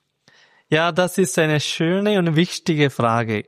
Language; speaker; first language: German; non-native, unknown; Malayalam